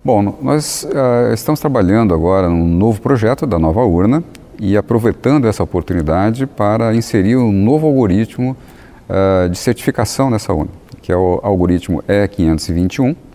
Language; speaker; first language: Portuguese; native; Portuguese